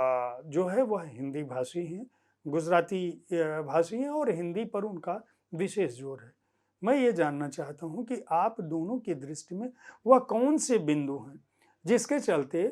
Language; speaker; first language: Hindi; native; Hindi